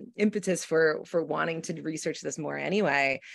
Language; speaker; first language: English; native; English